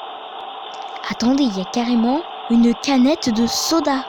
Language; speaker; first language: French; native; French